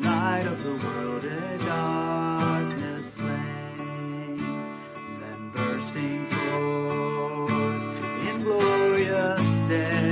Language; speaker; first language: English; native; English